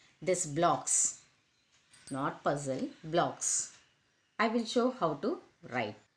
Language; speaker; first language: English; non-native, local second language; Telugu